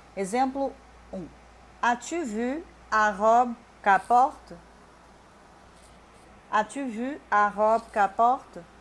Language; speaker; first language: French; non-native, fluent; Portuguese